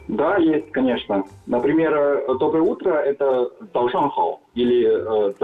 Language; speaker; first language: Russian; non-native, fluent; Chinese